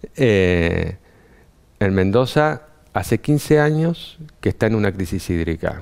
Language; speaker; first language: Spanish; native; Spanish